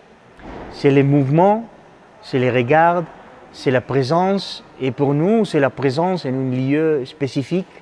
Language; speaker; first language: French; non-native, fluent; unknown